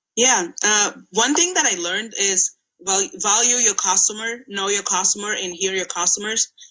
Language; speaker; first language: English; non-native, fluent; Portuguese